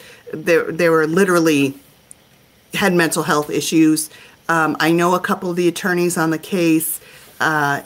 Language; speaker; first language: English; native; English